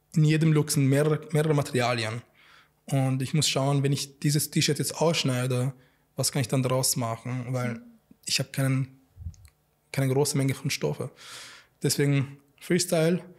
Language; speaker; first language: German; non-native, fluent; Arabic